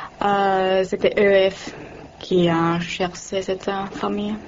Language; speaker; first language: French; non-native, learner; Finnish